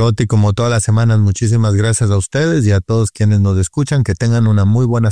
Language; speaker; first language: Spanish; native; Spanish